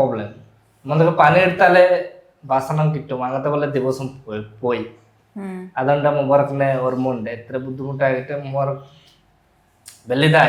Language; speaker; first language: Malayalam; non-native, local second language; Bangla